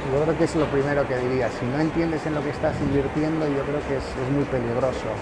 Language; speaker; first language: Spanish; native; Spanish